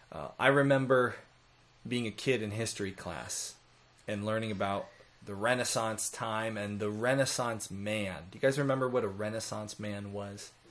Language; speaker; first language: English; native; English